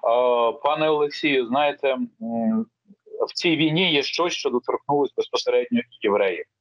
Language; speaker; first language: Ukrainian; native; Ukrainian